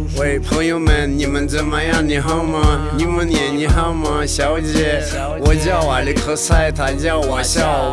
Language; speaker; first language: Chinese; non-native, learner; Russian